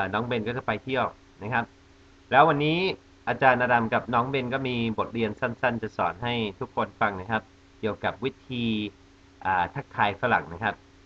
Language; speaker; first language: Thai; non-native, fluent; English